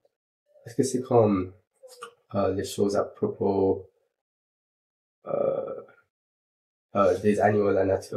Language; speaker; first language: French; non-native, local second language; English